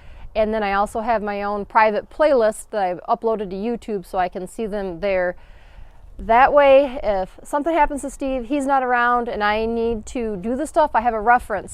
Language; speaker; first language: English; native; English